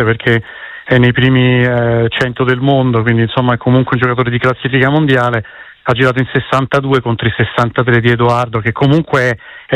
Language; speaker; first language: Italian; native; Italian